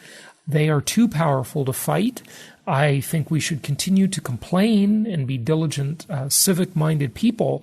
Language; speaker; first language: English; native; English